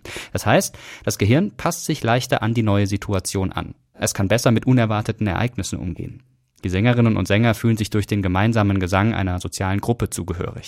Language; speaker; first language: German; native; German